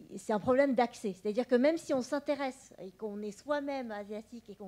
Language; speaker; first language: French; non-native, local second language; Vietnamese